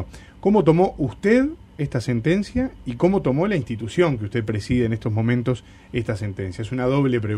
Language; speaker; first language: Spanish; native; Spanish